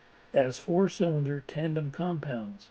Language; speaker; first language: English; native; English